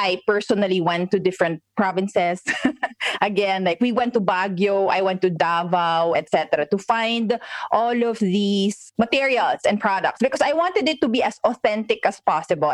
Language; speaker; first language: English; non-native, local second language; Filipino